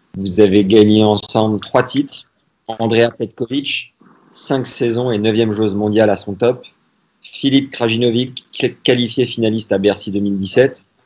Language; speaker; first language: French; native; French